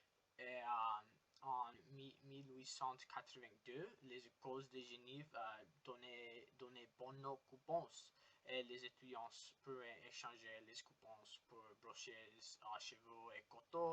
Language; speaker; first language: French; non-native, learner; English